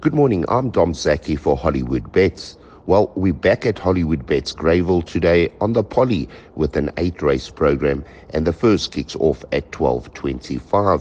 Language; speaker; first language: English; native; English